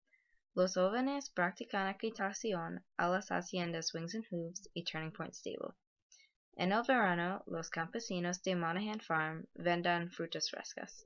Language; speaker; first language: Spanish; non-native, learner; English